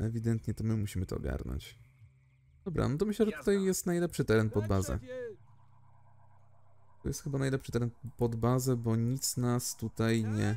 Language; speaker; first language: Polish; native; Polish